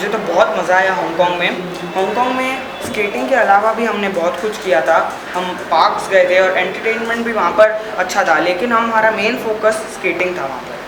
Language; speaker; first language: Hindi; non-native, local second language; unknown